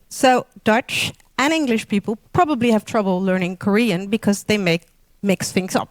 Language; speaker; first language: English; non-native, fluent; Dutch